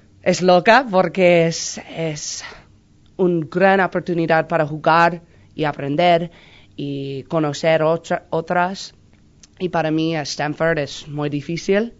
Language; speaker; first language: Spanish; non-native, learner; English